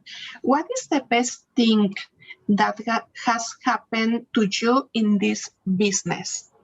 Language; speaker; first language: English; non-native, learner; Spanish